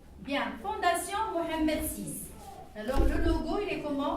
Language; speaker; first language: French; non-native, local second language; Arabic